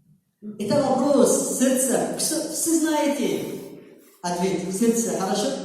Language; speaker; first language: Russian; non-native, learner; Arabic